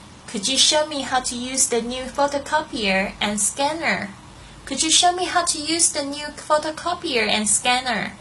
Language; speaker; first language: English; non-native, fluent; Chinese